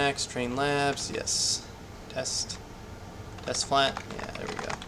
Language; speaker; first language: English; native; English